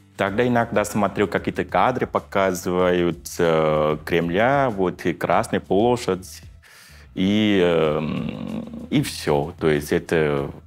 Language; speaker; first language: Russian; non-native, fluent; Vietnamese